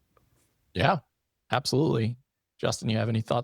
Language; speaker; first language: English; native; English